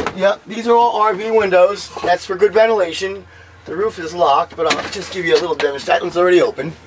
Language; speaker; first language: English; native; English